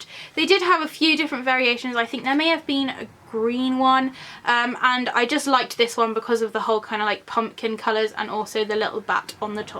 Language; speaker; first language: English; native; English